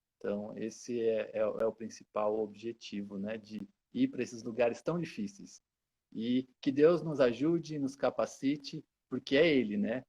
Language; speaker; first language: Portuguese; native; Portuguese